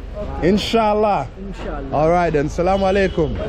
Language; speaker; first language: English; native; English